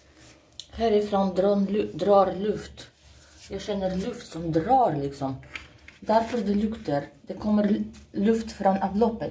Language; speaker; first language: Swedish; non-native, learner; Russian